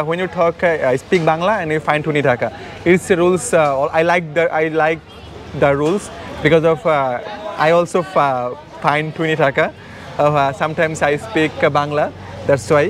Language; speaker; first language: English; non-native, learner; Bangla